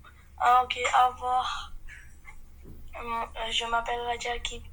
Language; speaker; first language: French; non-native, learner; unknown